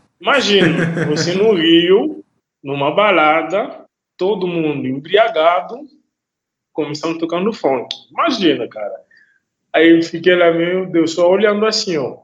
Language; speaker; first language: Portuguese; non-native, fluent; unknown